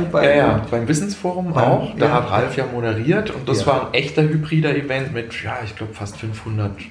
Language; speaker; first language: German; native; German